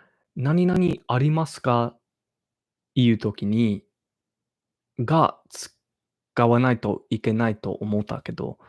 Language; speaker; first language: Japanese; non-native, learner; English